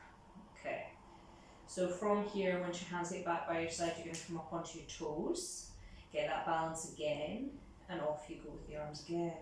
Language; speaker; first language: English; native; English